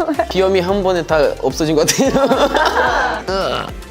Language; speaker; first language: Korean; non-native, fluent; Portuguese